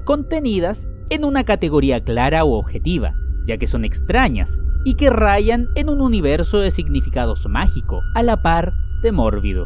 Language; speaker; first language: Spanish; native; Spanish